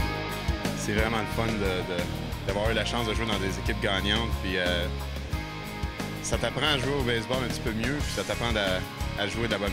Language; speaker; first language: French; native; French